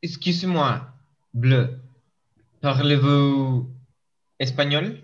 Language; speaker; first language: French; non-native, learner; Spanish